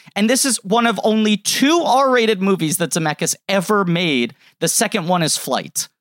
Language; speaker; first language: English; native; English